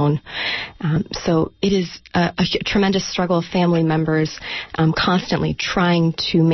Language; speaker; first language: English; native; English